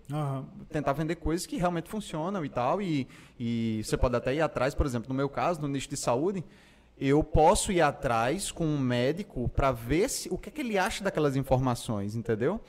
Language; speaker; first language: Portuguese; native; Portuguese